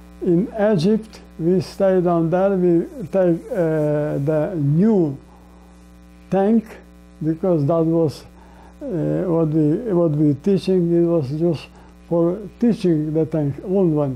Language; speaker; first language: English; non-native, learner; Polish